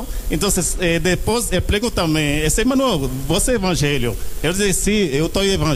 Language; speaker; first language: Portuguese; non-native, learner; Haitian Creole